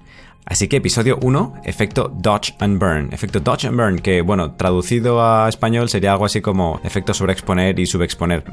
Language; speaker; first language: Spanish; native; Spanish